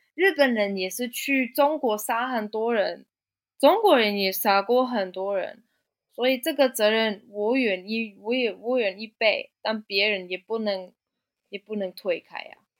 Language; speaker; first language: Chinese; non-native, fluent; German